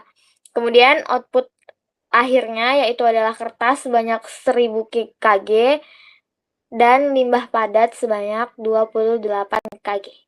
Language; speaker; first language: Indonesian; native; Indonesian